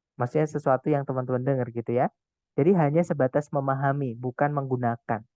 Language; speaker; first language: Indonesian; non-native, local second language; Javanese